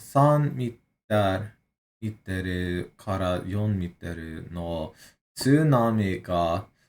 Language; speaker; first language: Japanese; non-native, learner; English